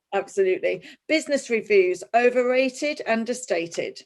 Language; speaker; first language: English; native; English